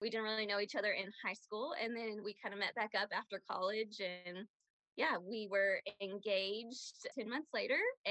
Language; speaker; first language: English; native; English